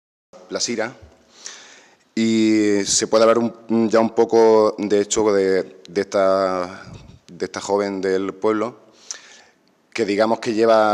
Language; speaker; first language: Spanish; native; Spanish